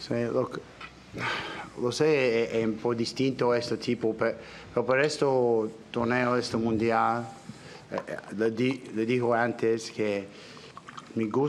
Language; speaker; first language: Spanish; non-native, learner; English